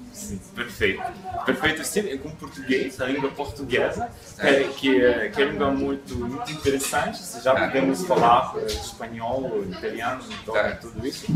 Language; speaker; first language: Portuguese; non-native, fluent; Russian